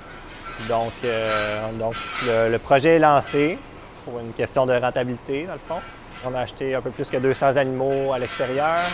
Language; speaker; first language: French; native; French